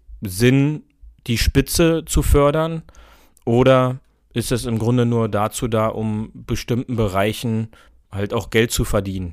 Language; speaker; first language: German; native; German